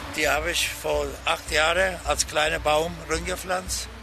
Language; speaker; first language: German; non-native, learner; Turkish